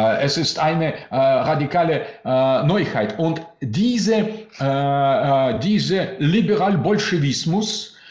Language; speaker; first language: German; non-native, learner; Russian